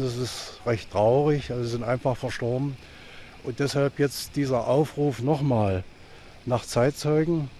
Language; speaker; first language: German; native; German